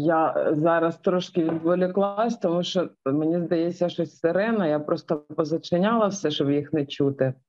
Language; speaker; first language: Ukrainian; non-native, local second language; Russian